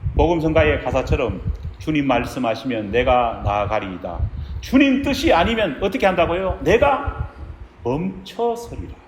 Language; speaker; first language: Korean; native; Korean